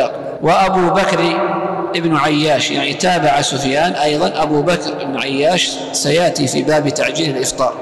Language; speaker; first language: Arabic; native; Arabic